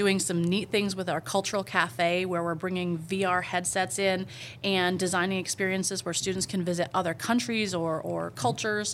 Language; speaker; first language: English; native; English